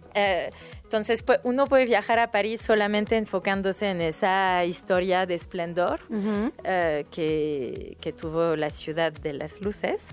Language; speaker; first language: Spanish; non-native, fluent; French